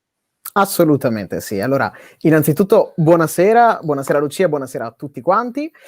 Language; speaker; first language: Italian; native; Italian